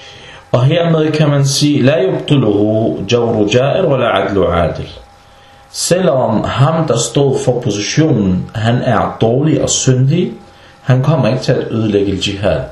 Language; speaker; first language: Danish; early bilingual, other home language; Arabic